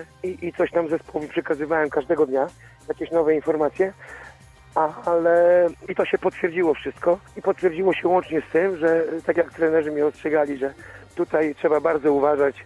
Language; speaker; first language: Polish; native; Polish